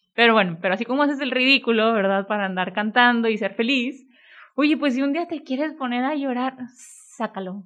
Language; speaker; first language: Spanish; native; Spanish